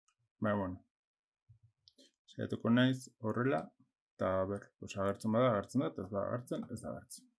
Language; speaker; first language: Basque; non-native, local second language; Spanish